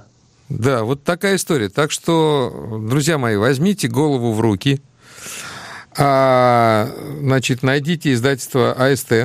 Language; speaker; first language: Russian; native; Russian